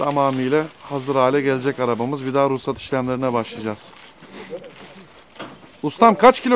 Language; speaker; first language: Turkish; native; Turkish